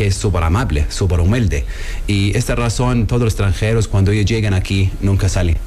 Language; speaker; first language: Spanish; non-native, learner; Arabic